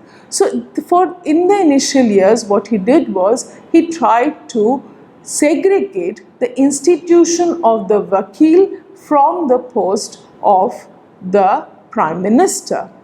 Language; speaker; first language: English; non-native, local second language; Bangla